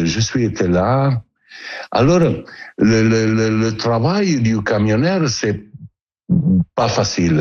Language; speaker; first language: French; non-native, learner; Italian